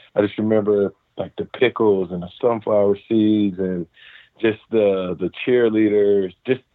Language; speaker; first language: English; native; English